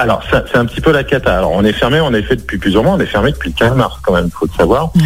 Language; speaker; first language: French; native; French